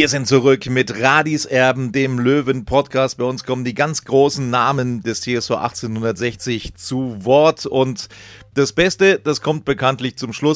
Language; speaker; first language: German; native; German